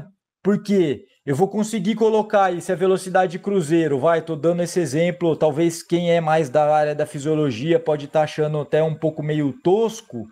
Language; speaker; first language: Portuguese; native; Portuguese